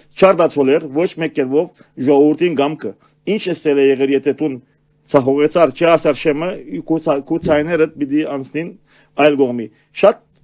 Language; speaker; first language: Armenian; early bilingual, heritage; Armenian